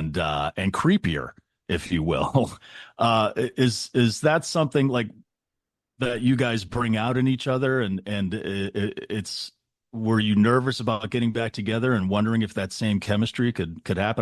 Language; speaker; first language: English; native; English